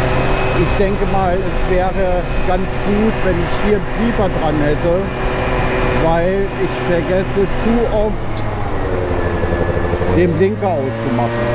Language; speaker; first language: German; native; German